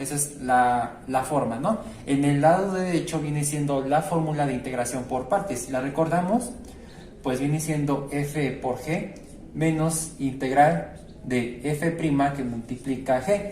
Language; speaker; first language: Spanish; native; Spanish